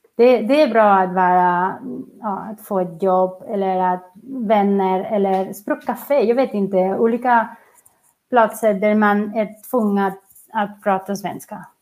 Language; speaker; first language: Swedish; non-native, fluent; Catalan